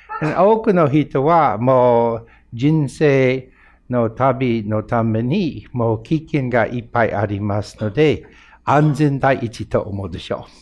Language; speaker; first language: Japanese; non-native, fluent; English